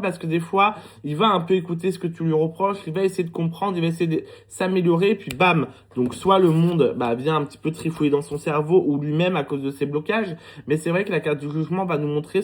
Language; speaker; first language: French; native; French